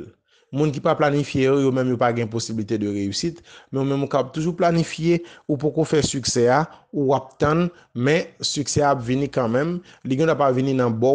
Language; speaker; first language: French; non-native, local second language; Haitian Creole